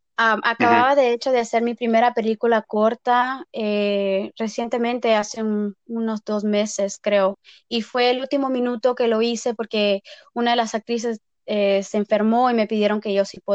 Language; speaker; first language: Spanish; early bilingual, heritage; Spanish